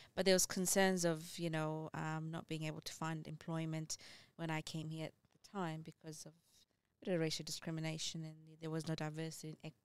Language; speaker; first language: English; early bilingual, other home language; Amharic